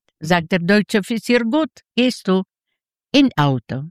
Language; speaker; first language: German; non-native, learner; Yiddish